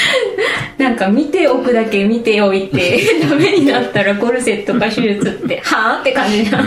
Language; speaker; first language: Japanese; native; Japanese